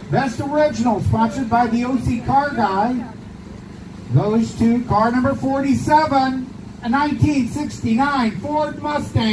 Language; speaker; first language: English; native; English